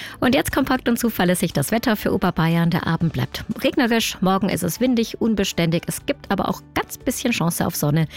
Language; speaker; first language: German; native; German